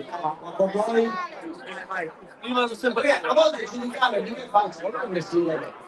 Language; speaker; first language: Italian; native; Italian